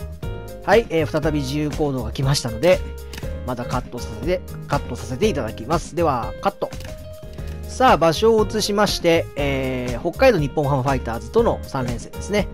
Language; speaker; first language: Japanese; native; Japanese